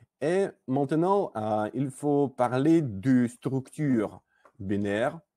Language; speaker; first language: French; non-native, learner; Russian